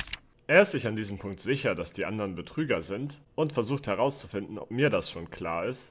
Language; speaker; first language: German; native; German